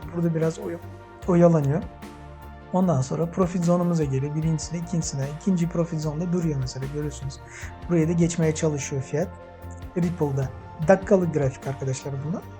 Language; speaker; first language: Turkish; non-native, fluent; Uzbek